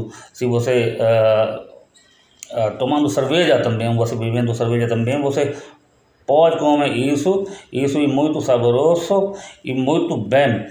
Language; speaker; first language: Portuguese; non-native, learner; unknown